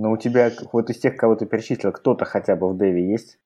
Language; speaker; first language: Russian; native; Russian